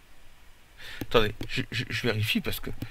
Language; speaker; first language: French; native; French